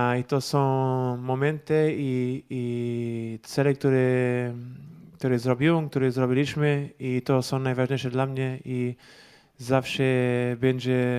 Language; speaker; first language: Polish; non-native, learner; Portuguese